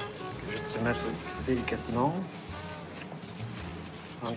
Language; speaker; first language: French; native; French